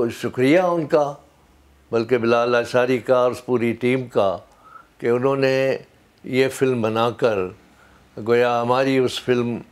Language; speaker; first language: Urdu; native; Urdu